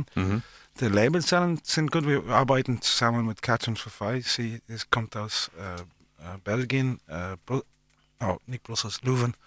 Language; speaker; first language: German; non-native, learner; English